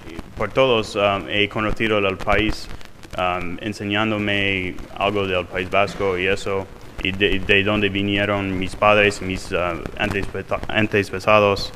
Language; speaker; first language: Spanish; non-native, fluent; English